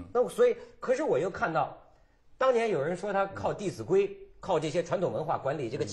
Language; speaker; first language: Chinese; native; Chinese